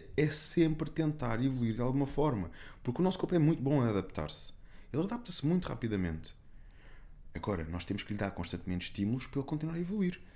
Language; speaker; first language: Portuguese; native; Portuguese